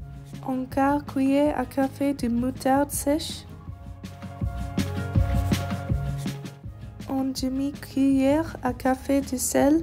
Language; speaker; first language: French; non-native, learner; English